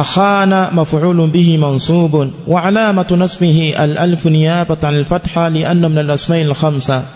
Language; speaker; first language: Arabic; non-native, fluent; Swahili